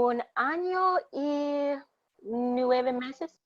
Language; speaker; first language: Spanish; non-native, learner; English